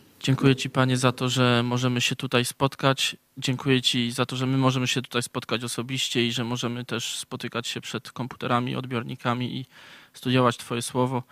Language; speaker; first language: Polish; native; Polish